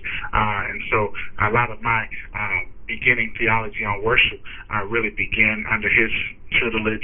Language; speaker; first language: English; native; English